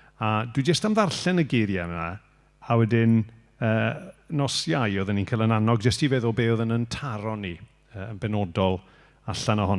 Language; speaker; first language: Welsh; native; Welsh